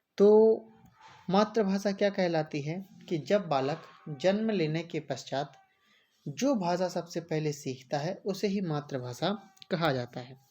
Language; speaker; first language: Hindi; native; Hindi